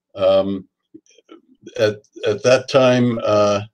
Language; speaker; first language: English; native; English